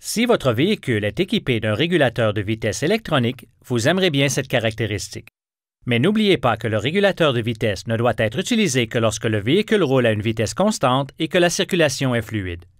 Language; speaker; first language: French; native; French